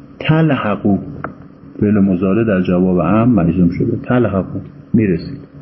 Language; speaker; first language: Persian; native; Persian